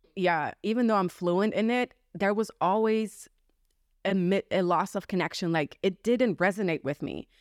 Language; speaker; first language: English; non-native, fluent; German